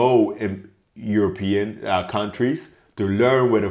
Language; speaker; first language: English; non-native, fluent; Papiamento